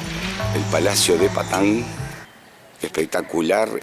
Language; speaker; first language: Spanish; native; Spanish